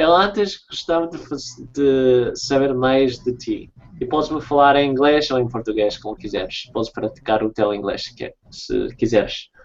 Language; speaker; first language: Portuguese; non-native, fluent; English